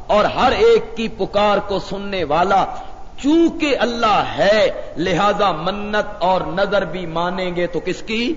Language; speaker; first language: Urdu; non-native, local second language; Punjabi